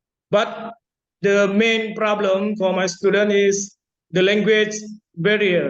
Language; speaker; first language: English; non-native, fluent; Indonesian